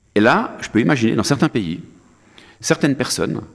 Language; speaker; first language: French; native; French